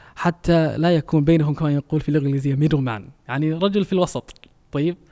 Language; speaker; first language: Arabic; non-native, fluent; Danish